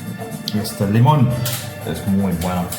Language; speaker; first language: Spanish; non-native, learner; Estonian